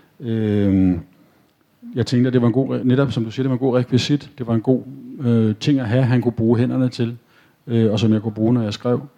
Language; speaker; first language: Danish; native; Danish